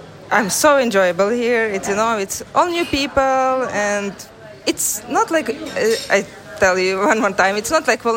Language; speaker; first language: English; non-native, fluent; Ukrainian